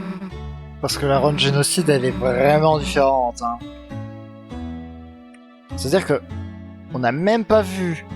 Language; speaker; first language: French; native; French